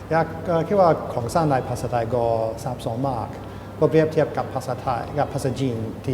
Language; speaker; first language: Thai; non-native, learner; English